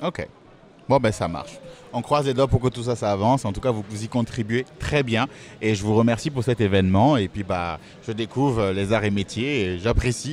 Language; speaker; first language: French; native; French